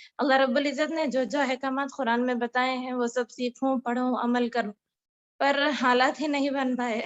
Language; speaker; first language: Urdu; native; Urdu